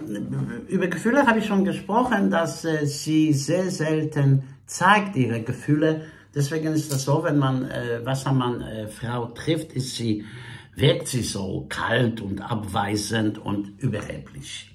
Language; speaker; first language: German; non-native, fluent; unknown